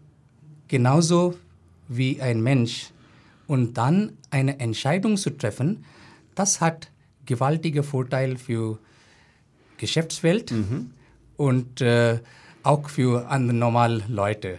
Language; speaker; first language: German; non-native, fluent; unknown